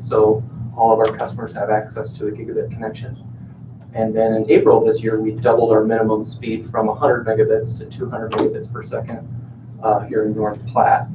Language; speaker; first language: English; native; English